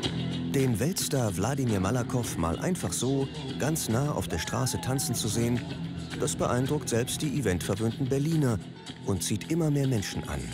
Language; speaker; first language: German; native; German